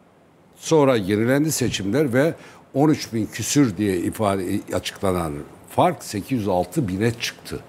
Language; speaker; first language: Turkish; native; Turkish